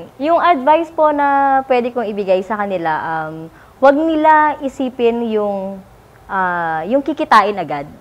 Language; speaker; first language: Filipino; native; Filipino